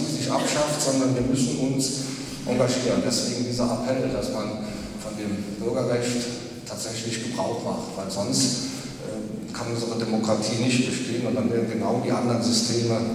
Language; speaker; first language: German; native; German